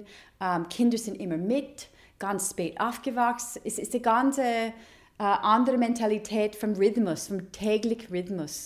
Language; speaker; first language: German; non-native, fluent; English